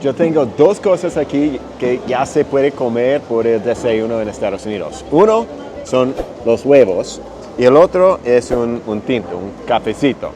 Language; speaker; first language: Spanish; non-native, fluent; English